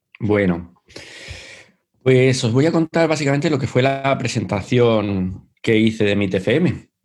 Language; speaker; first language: Spanish; native; Spanish